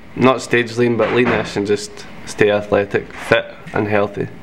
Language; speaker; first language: English; native; English